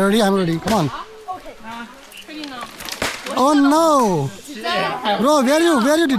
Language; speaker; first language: English; non-native, learner; Chinese